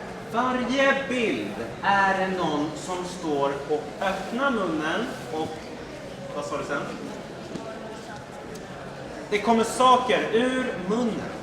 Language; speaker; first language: Swedish; native; Swedish